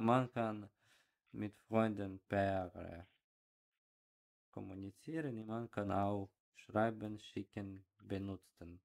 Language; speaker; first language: German; non-native, learner; Ukrainian